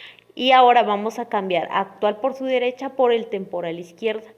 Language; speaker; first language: Spanish; native; Spanish